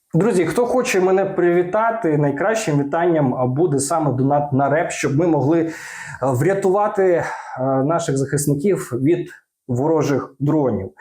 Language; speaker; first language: Ukrainian; non-native, local second language; Russian